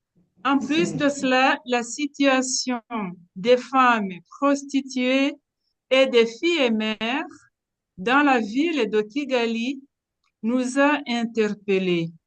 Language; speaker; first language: French; non-native, local second language; Kinyarwanda